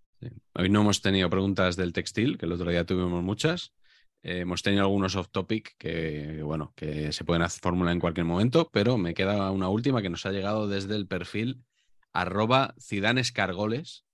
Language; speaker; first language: Spanish; native; Spanish